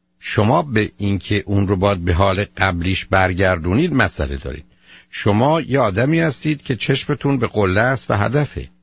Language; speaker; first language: Persian; native; Persian